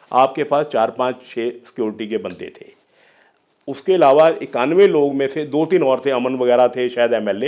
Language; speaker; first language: Hindi; non-native, local second language; Punjabi